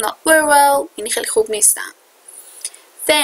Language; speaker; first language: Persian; native; Persian